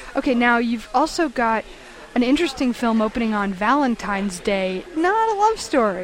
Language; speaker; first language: English; native; English